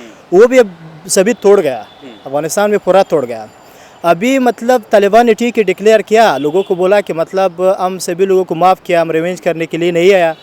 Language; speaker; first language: Hindi; non-native, learner; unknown